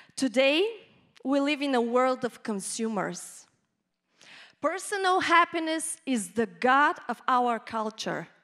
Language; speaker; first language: English; non-native, fluent; Bulgarian